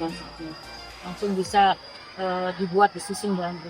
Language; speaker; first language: Indonesian; native; Indonesian